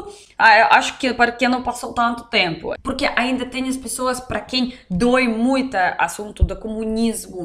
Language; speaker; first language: Portuguese; non-native, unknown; Russian